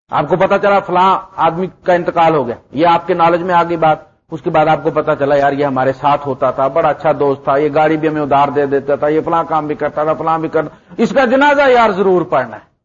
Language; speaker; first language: Urdu; non-native, local second language; Punjabi